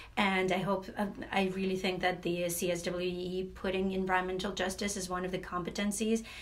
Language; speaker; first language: English; non-native, fluent; Latvian